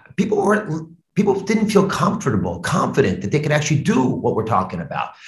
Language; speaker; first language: English; native; English